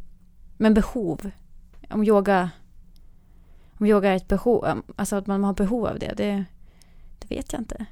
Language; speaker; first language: Swedish; native; Swedish